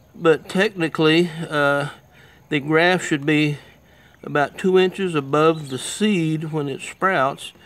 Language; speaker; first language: English; native; English